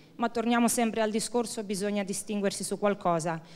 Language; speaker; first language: Italian; non-native, fluent; Croatian